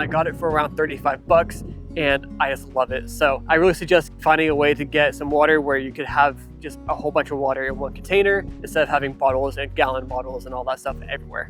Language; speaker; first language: English; native; English